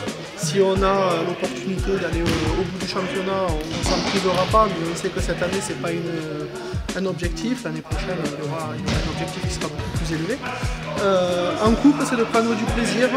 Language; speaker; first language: French; native; French